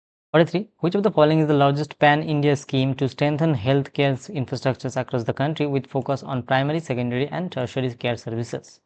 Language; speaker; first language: English; non-native, local second language; Bangla